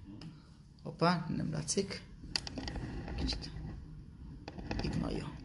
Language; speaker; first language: Hungarian; non-native, learner; Hebrew